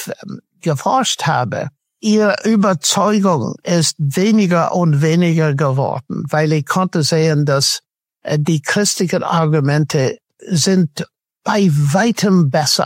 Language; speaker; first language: German; non-native, fluent; English